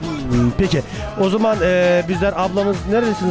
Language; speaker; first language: Turkish; native; Turkish